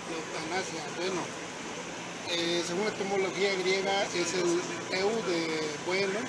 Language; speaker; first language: Spanish; native; Spanish